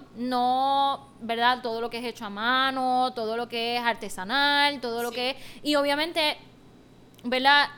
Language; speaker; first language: Spanish; native; Spanish